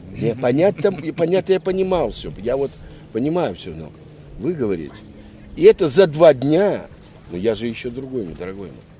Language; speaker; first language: Russian; native; Russian